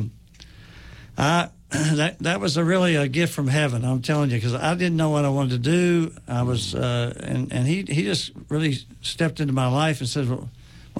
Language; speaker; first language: English; native; English